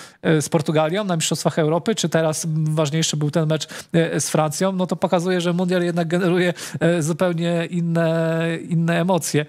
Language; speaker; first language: Polish; native; Polish